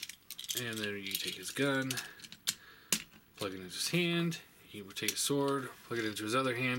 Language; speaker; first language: English; native; English